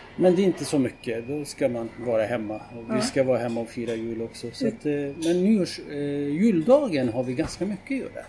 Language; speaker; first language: Swedish; non-native, fluent; Kurdish